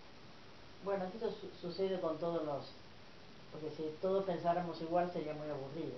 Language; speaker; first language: Spanish; native; Spanish